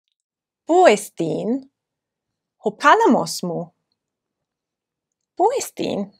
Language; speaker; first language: Greek; non-native, fluent; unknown